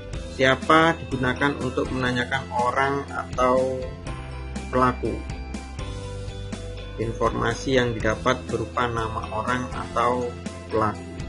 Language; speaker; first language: Indonesian; native; Indonesian